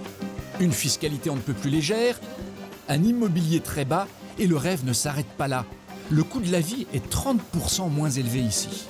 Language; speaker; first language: French; native; French